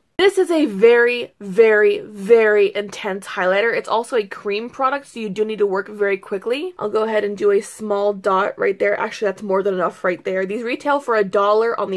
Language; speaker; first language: English; native; English